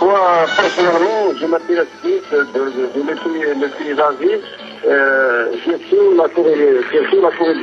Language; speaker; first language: French; non-native, local second language; Arabic